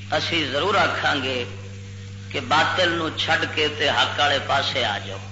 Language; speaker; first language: Urdu; non-native, local second language; Punjabi